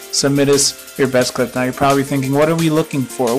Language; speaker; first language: English; early bilingual, other home language; Spanish